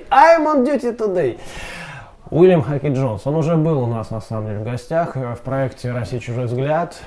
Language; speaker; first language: Russian; native; Russian